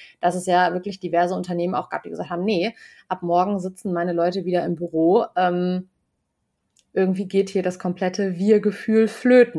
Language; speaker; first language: German; native; German